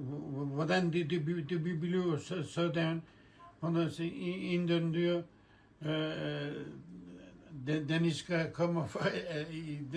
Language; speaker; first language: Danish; non-native, learner; Turkish